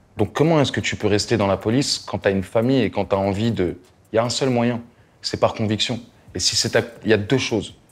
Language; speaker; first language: French; native; French